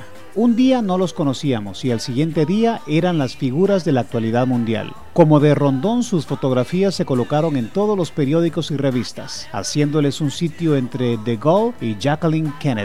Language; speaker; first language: Spanish; native; Spanish